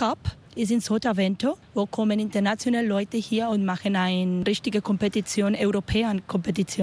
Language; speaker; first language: German; non-native, learner; Spanish